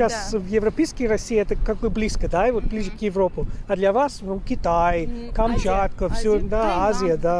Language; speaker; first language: Russian; non-native, fluent; English